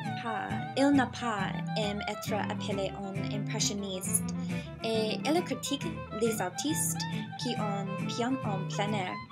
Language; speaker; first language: French; non-native, learner; English